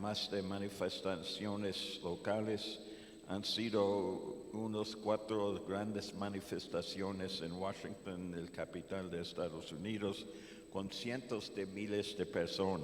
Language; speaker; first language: Spanish; non-native, fluent; English